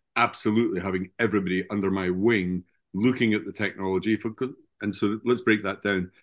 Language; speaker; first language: English; native; English